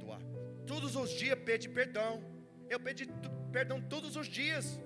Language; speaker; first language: Portuguese; non-native, learner; English